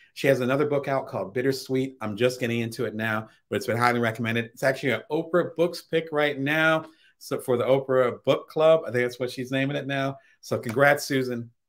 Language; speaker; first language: English; native; English